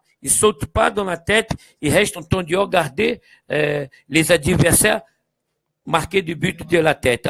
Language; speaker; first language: French; non-native, fluent; Portuguese